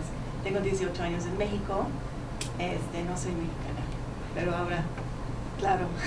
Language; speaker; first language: Spanish; non-native, fluent; English